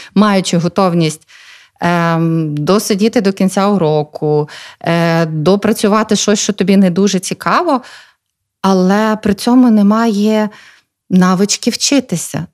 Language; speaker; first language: Ukrainian; native; Ukrainian